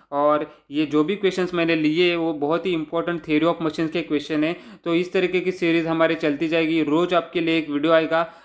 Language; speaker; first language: Hindi; non-native, local second language; Marathi